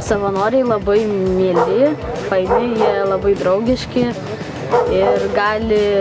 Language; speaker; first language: Lithuanian; non-native, local second language; Polish